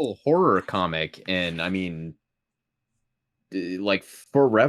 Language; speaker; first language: English; native; English